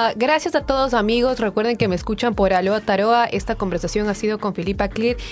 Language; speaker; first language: Spanish; native; Spanish